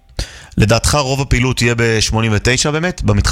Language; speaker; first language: Hebrew; native; Hebrew